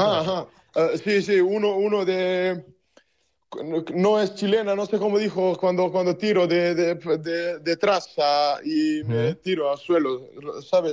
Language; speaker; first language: Spanish; non-native, learner; Serbian